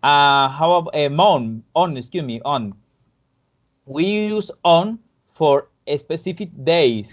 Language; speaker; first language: English; non-native, fluent; Spanish